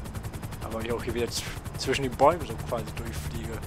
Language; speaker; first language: German; native; German